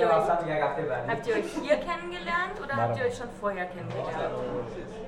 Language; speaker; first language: German; native; German